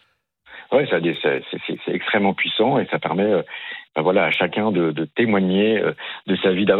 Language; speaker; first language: French; native; French